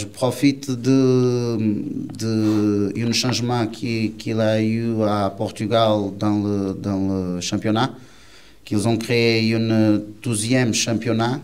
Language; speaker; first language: French; non-native, learner; Portuguese